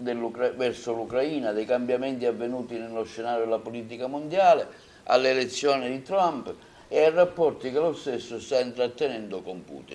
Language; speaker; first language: Italian; native; Italian